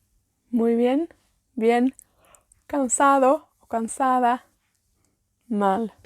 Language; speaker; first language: Spanish; non-native, fluent; Welsh